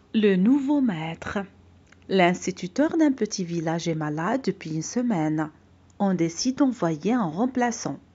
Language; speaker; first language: French; non-native, local second language; Arabic